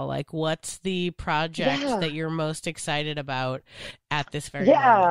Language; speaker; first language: English; native; English